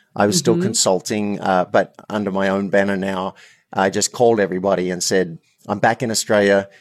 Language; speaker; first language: English; native; English